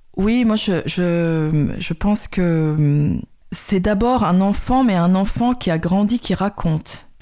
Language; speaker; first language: French; early bilingual, other home language; Khmer